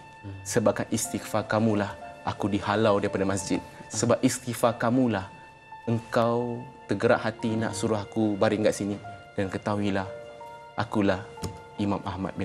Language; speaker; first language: Malay; native; Malay